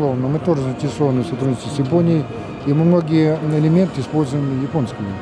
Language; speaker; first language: Russian; native; Russian